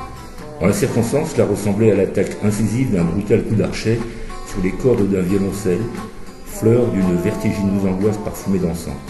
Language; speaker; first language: French; native; French